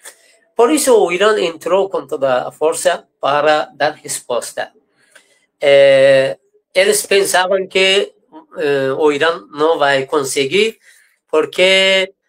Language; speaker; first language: Portuguese; non-native, fluent; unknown